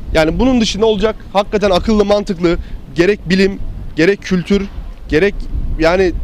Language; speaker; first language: Turkish; native; Turkish